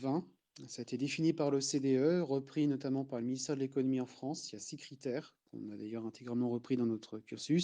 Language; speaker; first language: French; native; French